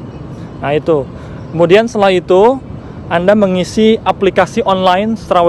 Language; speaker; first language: Indonesian; non-native, local second language; Sundanese